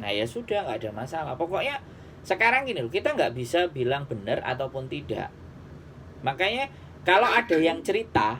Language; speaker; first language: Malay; non-native, local second language; Javanese